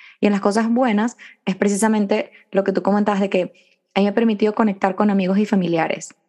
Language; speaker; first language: Spanish; native; Spanish